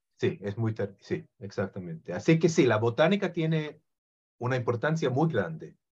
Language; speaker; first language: Spanish; non-native, fluent; Hebrew